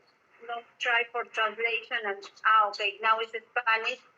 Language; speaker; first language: English; non-native, learner; Spanish